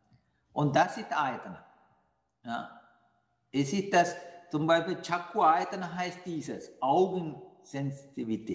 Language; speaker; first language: German; non-native, fluent; Sinhala